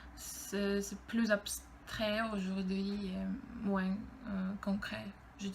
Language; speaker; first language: French; non-native, fluent; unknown